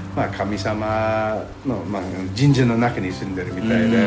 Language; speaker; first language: Japanese; non-native, fluent; English